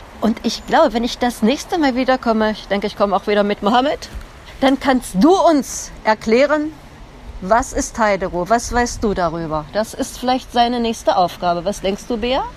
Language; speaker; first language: German; native; German